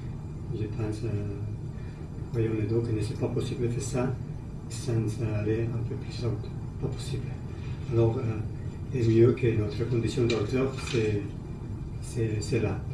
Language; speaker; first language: French; non-native, learner; Spanish